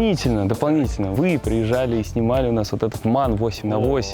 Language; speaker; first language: Russian; native; Russian